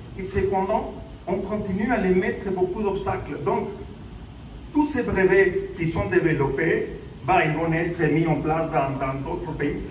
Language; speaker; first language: French; non-native, fluent; Spanish